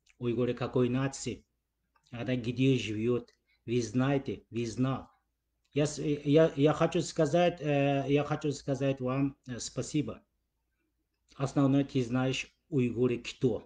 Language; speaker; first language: Russian; non-native, learner; Uyghur